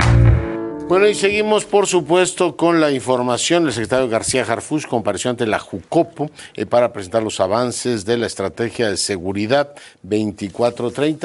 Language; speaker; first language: Spanish; native; Spanish